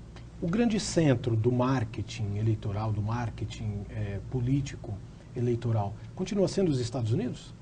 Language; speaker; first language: Portuguese; native; Portuguese